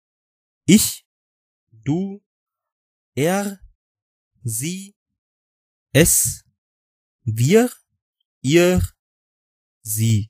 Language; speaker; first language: German; non-native, fluent; Urdu